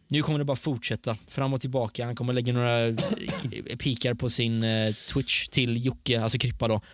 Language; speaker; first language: Swedish; early bilingual, other home language; Persian